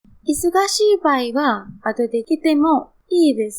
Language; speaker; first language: Japanese; non-native, fluent; Hindi